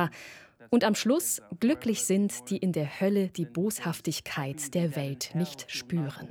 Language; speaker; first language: German; native; German